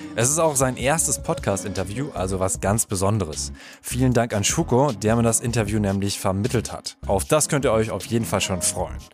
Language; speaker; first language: German; native; German